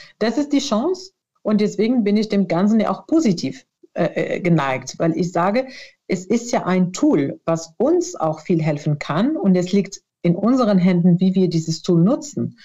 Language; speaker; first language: German; non-native, fluent; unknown